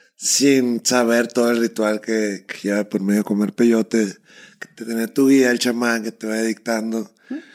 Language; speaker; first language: Spanish; native; Spanish